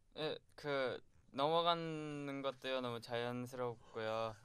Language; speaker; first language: Korean; non-native, fluent; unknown